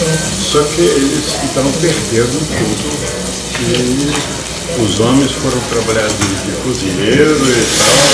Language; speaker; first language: Portuguese; non-native, fluent; German